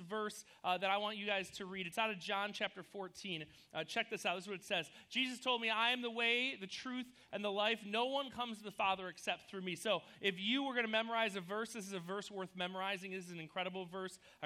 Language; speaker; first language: English; native; English